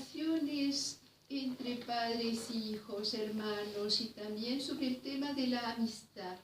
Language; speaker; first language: Spanish; non-native, fluent; French